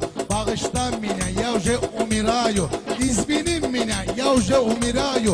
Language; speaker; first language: Russian; non-native, learner; Azerbaijani